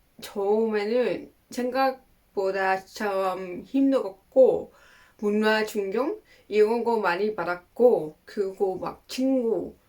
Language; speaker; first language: Korean; non-native, fluent; Dutch